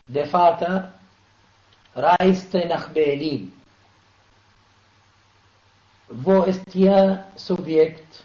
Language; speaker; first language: German; non-native, fluent; Arabic